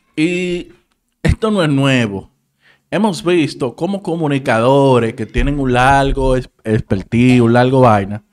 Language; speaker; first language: Spanish; native; Spanish